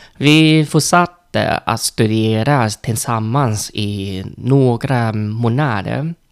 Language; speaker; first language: Swedish; non-native, learner; Vietnamese